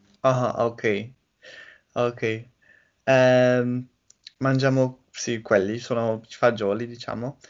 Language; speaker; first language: Italian; non-native, learner; English